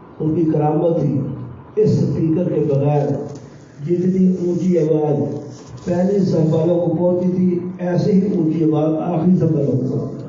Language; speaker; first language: Urdu; non-native, local second language; Punjabi